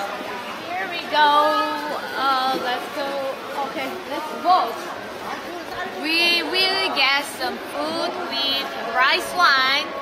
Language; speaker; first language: English; non-native, learner; Korean